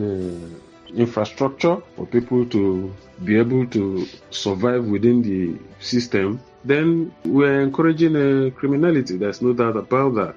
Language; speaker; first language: English; non-native, local second language; Igbo